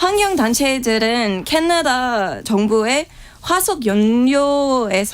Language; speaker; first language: Korean; non-native, fluent; English